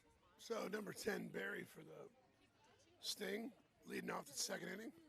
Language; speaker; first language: English; native; English